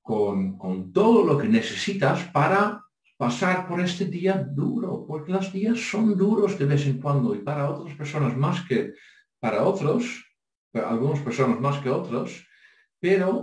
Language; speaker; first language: Spanish; non-native, fluent; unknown